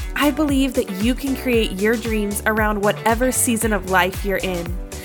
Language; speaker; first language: English; non-native, fluent; Spanish